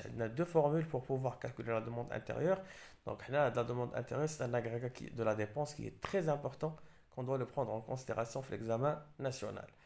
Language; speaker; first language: French; non-native, local second language; Arabic